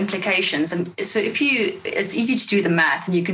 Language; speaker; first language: English; non-native, local second language; Afrikaans